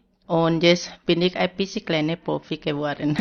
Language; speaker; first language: German; non-native, learner; Thai